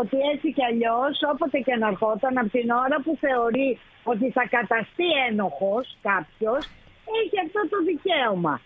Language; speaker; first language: Greek; native; Greek